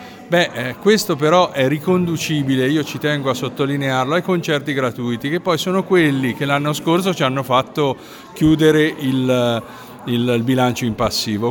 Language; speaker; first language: Italian; native; Italian